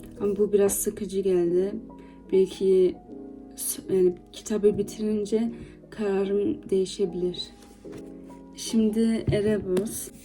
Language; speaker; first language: Turkish; early bilingual, heritage; Turkish